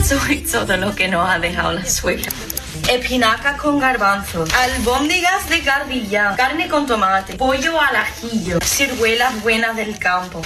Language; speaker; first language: Spanish; non-native, fluent; English